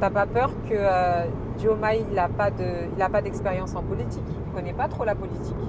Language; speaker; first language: French; native; French